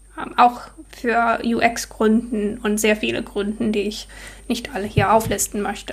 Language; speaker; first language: German; non-native, fluent; English